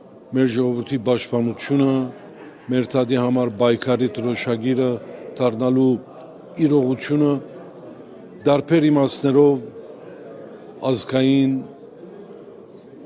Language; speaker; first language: Armenian; early bilingual, heritage; Armenian